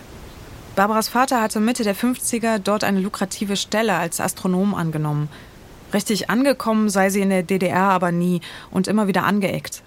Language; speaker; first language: German; native; German